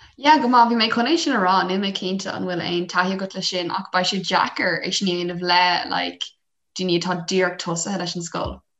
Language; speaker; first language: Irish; non-native, local second language; English